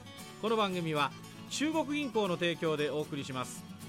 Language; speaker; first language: Japanese; native; Japanese